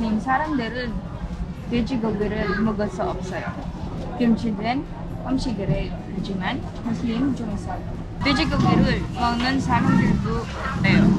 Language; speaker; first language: Korean; non-native, learner; Filipino